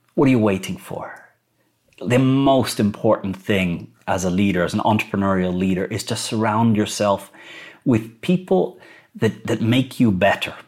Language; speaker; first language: English; native; English